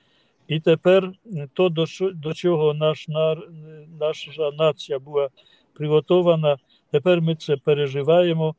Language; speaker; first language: Ukrainian; non-native, fluent; Polish